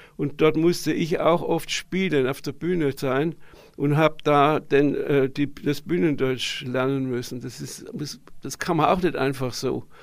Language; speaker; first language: German; native; German